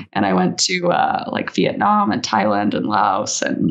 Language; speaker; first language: English; native; English